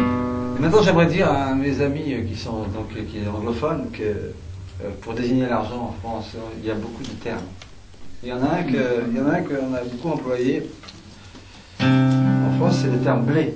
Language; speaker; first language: French; native; French